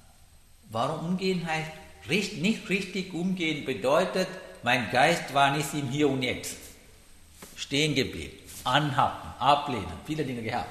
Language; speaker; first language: German; non-native, learner; Sinhala